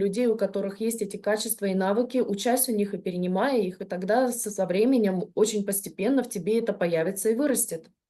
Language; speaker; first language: Russian; native; Russian